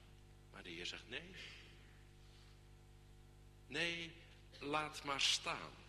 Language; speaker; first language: Dutch; native; Dutch